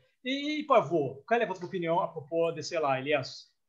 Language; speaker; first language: French; non-native, fluent; Portuguese